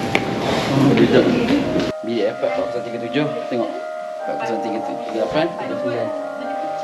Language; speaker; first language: Malay; native; Malay